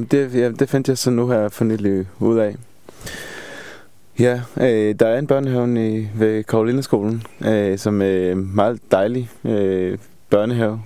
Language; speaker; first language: Danish; non-native, fluent; Hebrew